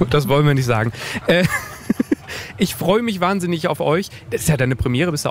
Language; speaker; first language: German; native; German